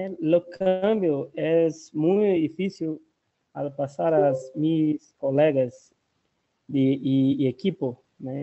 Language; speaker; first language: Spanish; non-native, learner; Portuguese